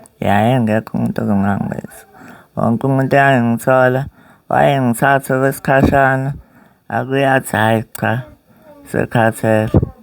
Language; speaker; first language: Zulu; native; Zulu